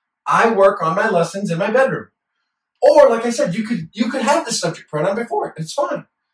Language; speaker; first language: English; native; English